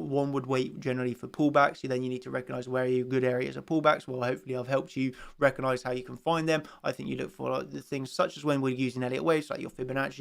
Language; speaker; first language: English; native; English